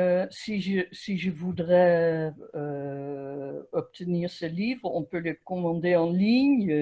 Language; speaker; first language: French; non-native, fluent; Dutch